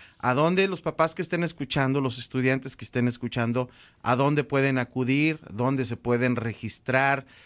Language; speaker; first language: Spanish; native; Spanish